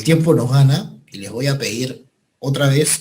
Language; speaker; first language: Spanish; native; Spanish